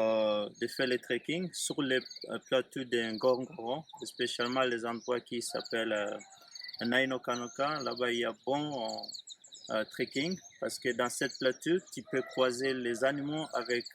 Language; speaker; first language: French; non-native, learner; Swahili